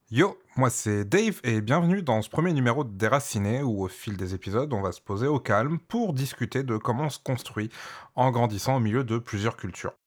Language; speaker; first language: French; early bilingual, other home language; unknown